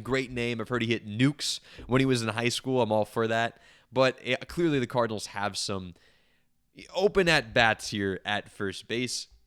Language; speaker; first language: English; native; English